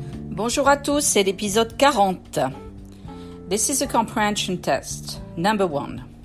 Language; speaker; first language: French; native; French